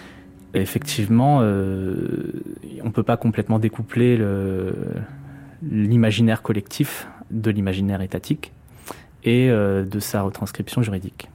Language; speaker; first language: French; native; French